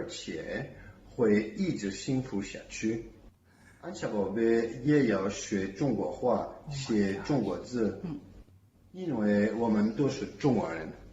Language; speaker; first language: Chinese; non-native, fluent; French